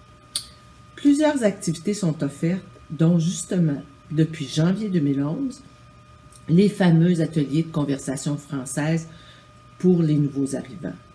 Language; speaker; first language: French; native; French